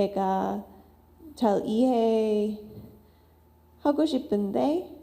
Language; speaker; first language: Korean; non-native, fluent; English